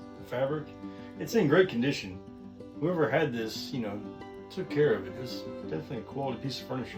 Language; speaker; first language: English; native; English